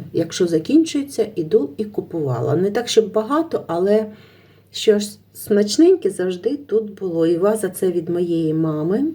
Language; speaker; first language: Ukrainian; native; Ukrainian